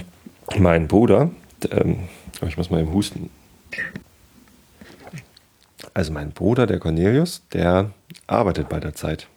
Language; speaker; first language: German; native; German